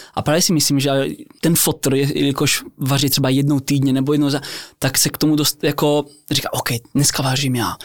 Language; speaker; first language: Czech; early bilingual, heritage; Czech